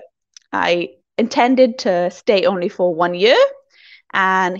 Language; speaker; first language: English; native; English